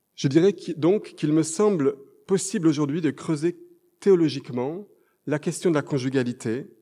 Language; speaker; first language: French; native; French